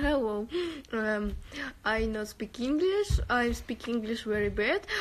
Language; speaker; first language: English; non-native, learner; Russian